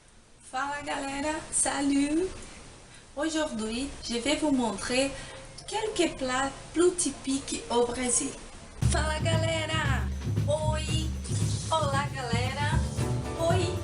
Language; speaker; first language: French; non-native, fluent; Portuguese